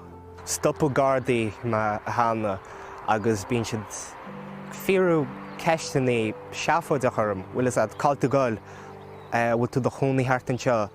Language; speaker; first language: Irish; early bilingual, other home language; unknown